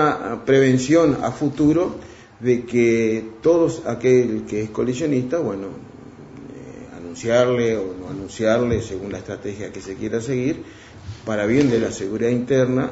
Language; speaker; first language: Spanish; native; Spanish